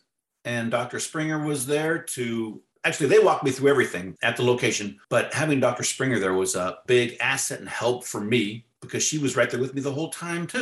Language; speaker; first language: English; native; English